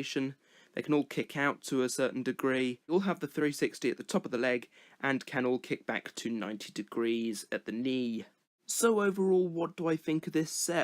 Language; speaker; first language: English; native; English